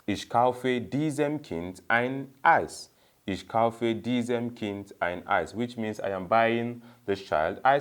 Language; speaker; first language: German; non-native, fluent; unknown